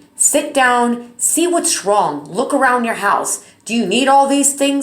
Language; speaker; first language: English; native; English